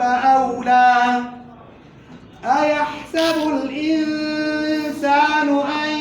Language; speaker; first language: Arabic; native; Arabic